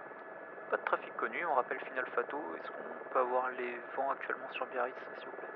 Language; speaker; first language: French; native; French